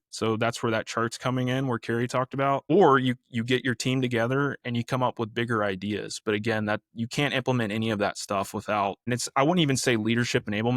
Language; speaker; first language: English; native; English